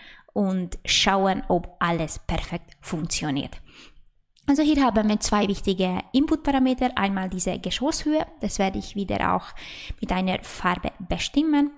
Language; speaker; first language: German; non-native, fluent; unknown